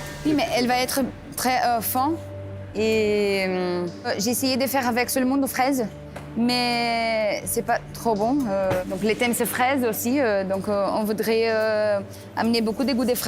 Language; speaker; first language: French; non-native, learner; Portuguese